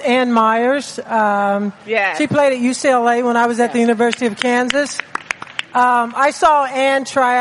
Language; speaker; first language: English; native; English